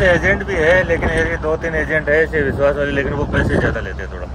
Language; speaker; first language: Hindi; native; Hindi